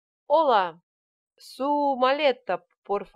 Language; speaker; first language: Spanish; non-native, learner; Russian